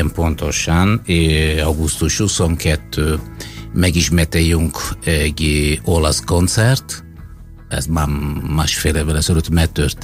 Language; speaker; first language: Hungarian; non-native, fluent; Italian